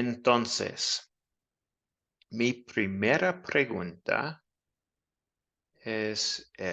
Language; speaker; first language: Spanish; non-native, fluent; English